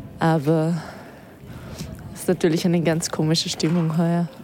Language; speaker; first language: German; native; German